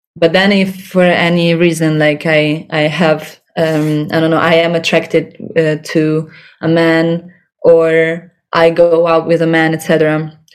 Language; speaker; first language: English; non-native, fluent; Italian